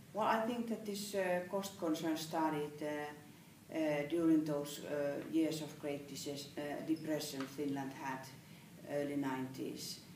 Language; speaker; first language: English; non-native, fluent; Finnish